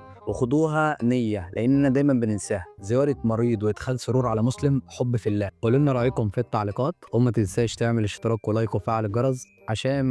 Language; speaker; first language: Arabic; native; Arabic